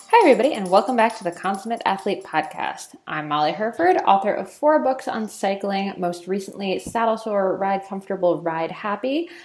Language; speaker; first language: English; native; English